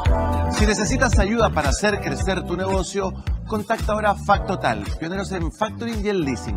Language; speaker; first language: Spanish; native; Spanish